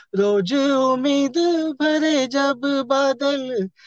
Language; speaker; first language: Hindi; native; Hindi